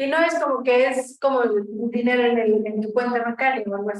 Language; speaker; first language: Spanish; native; Spanish